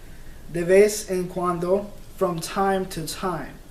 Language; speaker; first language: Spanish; non-native, learner; English